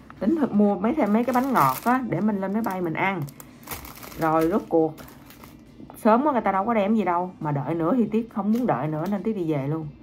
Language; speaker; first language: Vietnamese; native; Vietnamese